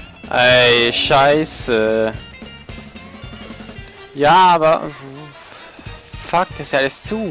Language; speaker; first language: German; native; German